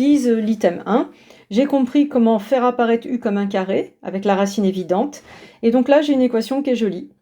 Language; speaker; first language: French; native; French